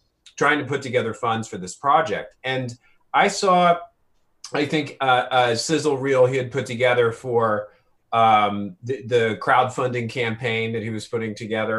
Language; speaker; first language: English; native; English